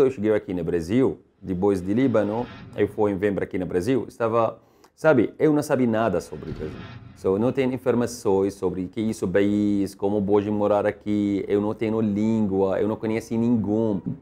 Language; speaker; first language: Portuguese; non-native, learner; Arabic